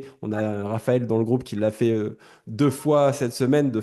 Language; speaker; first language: French; native; French